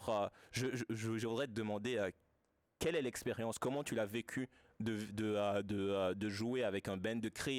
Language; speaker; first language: French; native; French